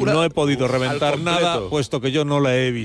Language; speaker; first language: Spanish; native; Spanish